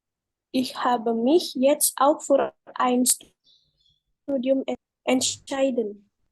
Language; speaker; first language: German; non-native, learner; Indonesian